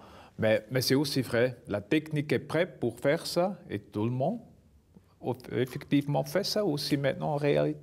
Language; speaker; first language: French; non-native, local second language; German